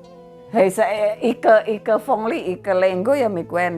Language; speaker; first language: Chinese; non-native, learner; Javanese